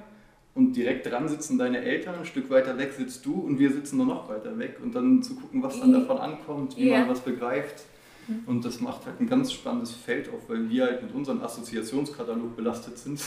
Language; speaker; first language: German; native; German